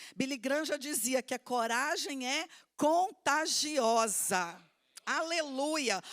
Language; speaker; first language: Portuguese; native; Portuguese